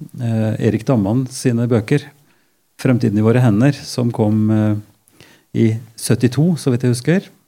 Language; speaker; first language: Norwegian; native; Norwegian